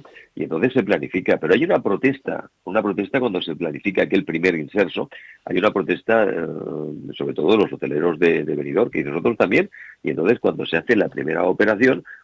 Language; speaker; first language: Spanish; native; Spanish